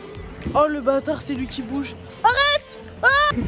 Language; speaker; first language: French; native; French